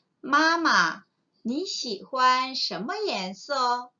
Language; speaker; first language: Chinese; non-native, fluent; Korean